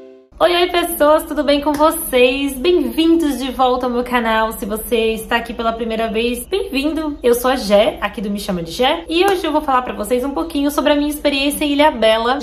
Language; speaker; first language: Portuguese; native; Portuguese